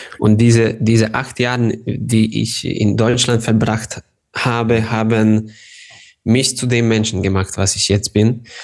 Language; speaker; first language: German; non-native, fluent; Hungarian